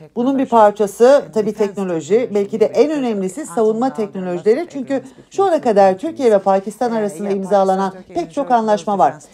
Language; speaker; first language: Turkish; native; Turkish